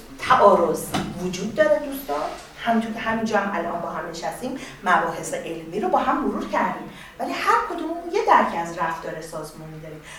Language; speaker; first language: Persian; native; Persian